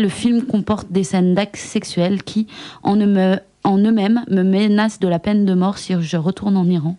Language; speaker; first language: French; native; French